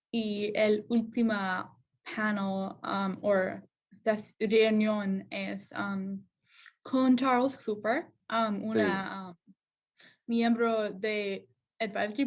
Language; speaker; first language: Spanish; non-native, learner; English